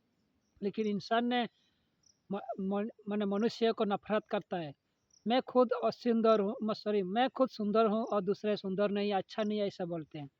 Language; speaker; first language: Hindi; non-native, local second language; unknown